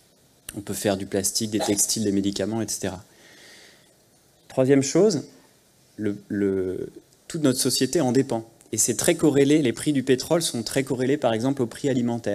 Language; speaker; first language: French; native; French